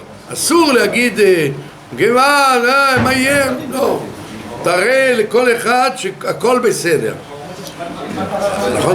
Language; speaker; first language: Hebrew; non-native, fluent; French